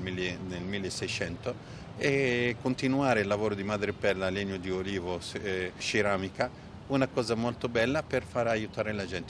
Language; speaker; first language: Italian; non-native, fluent; Arabic